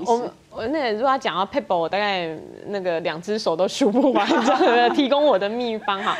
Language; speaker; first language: Chinese; native; Chinese